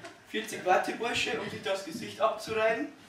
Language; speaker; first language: German; native; German